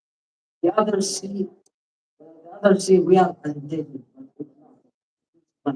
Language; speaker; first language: English; non-native, learner; Arabic